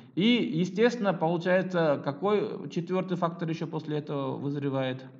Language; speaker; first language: Russian; non-native, local second language; Kyrgyz